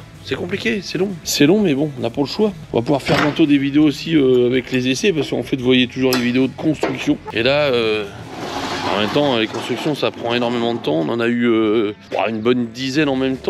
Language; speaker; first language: French; native; French